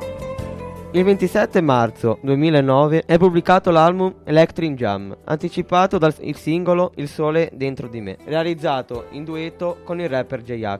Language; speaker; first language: Italian; native; Italian